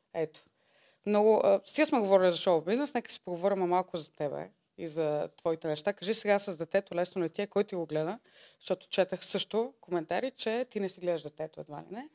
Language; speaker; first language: Bulgarian; native; Bulgarian